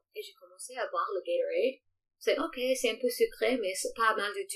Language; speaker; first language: French; non-native, local second language; English